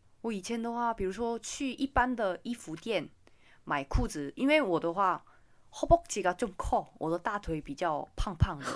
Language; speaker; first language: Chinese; non-native, fluent; Korean